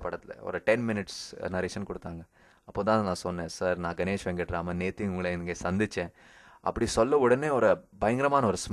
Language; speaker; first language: Tamil; early bilingual, heritage; Tamil